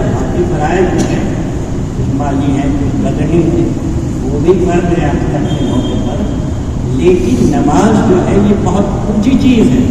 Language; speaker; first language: Urdu; native; Urdu